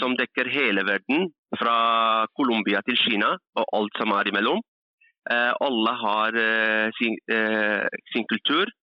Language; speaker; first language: Norwegian; early bilingual, other home language; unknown